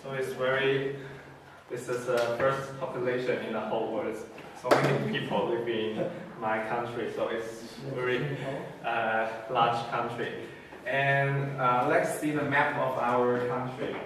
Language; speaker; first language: English; non-native, fluent; Kazakh